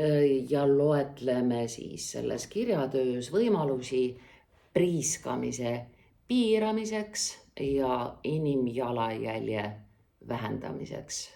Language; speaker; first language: Estonian; native; Estonian